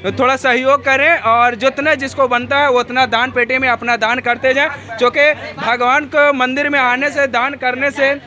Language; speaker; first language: Hindi; native; Hindi